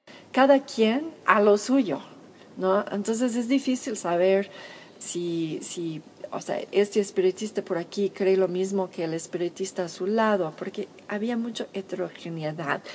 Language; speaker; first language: Spanish; non-native, fluent; English